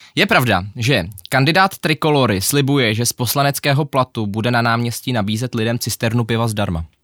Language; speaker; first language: Czech; early bilingual, other home language; Ukrainian